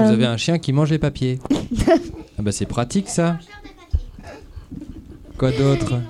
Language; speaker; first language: French; native; French